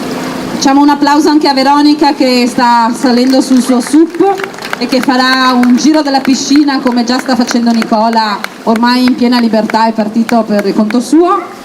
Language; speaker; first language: Italian; native; Italian